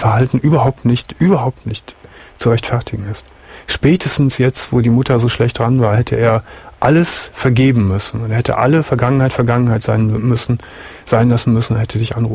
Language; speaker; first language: German; native; German